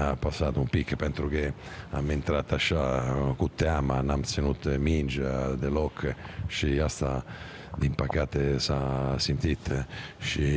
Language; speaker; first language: Romanian; non-native, fluent; Italian